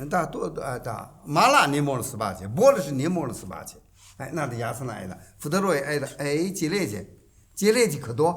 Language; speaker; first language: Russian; non-native, learner; Chinese